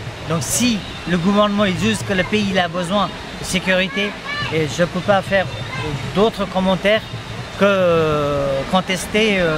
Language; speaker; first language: French; non-native, fluent; Nepali